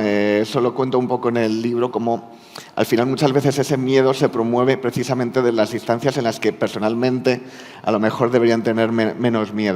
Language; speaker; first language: Spanish; native; Spanish